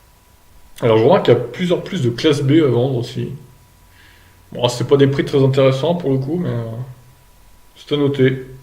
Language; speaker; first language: French; native; French